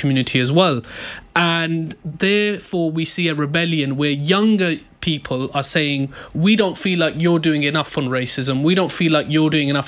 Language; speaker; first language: English; native; English